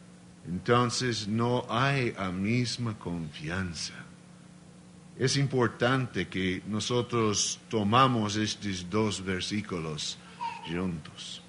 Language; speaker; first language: Spanish; non-native, learner; Portuguese